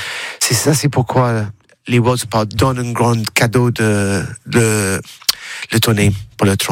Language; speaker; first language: French; non-native, learner; English